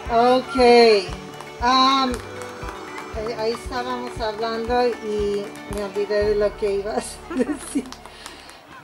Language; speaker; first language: Spanish; non-native, fluent; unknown